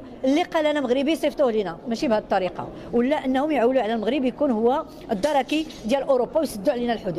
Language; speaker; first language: Arabic; native; Arabic